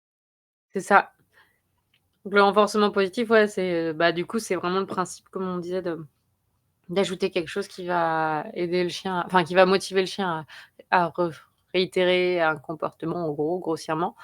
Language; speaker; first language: French; native; French